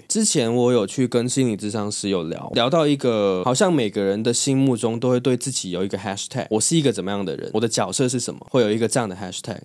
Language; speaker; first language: Chinese; non-native, local second language; Cantonese